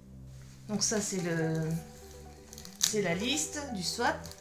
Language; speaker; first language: French; native; French